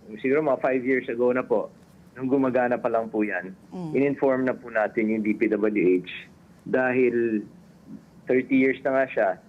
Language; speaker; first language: Filipino; native; Filipino